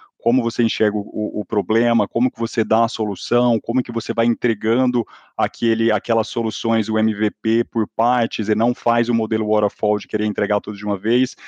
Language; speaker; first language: Portuguese; native; Portuguese